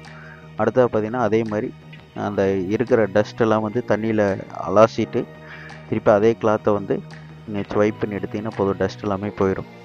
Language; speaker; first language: Tamil; native; Tamil